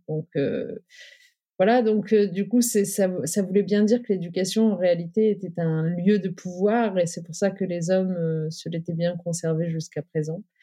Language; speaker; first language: French; early bilingual, other home language; Riffian